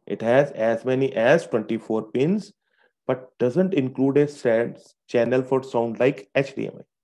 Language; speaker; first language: English; non-native, local second language; Punjabi